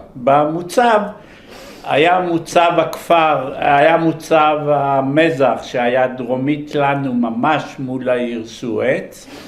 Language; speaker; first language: Hebrew; early bilingual, other home language; Polish